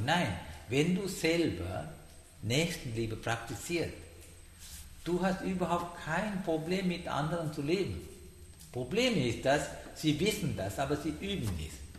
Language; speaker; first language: German; non-native, learner; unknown